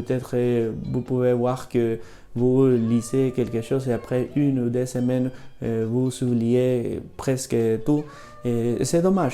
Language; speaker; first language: French; non-native, fluent; Spanish